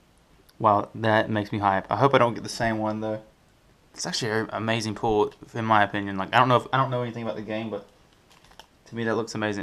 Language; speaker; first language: English; native; English